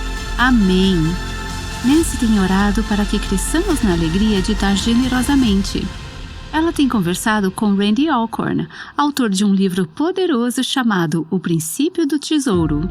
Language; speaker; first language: Portuguese; native; Portuguese